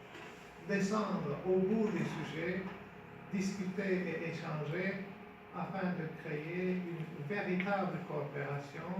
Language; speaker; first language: French; non-native, fluent; Turkish